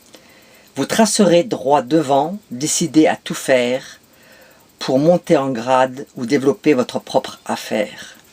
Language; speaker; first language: French; native; French